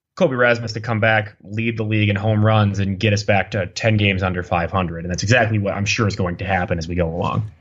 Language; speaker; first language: English; native; English